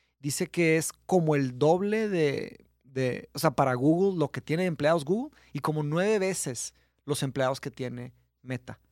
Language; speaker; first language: Spanish; early bilingual, other home language; Portuguese